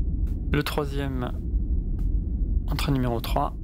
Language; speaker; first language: French; native; French